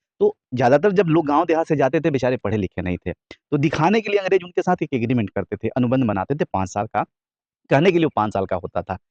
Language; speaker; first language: Hindi; native; Hindi